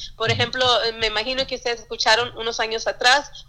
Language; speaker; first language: Spanish; early bilingual, heritage; Spanish